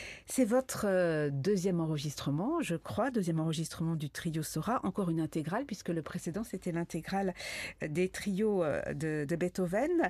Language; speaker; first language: French; native; French